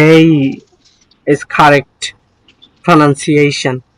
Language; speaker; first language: English; non-native, fluent; Bangla